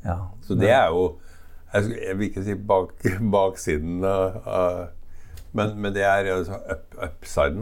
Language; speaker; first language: Norwegian; native; Norwegian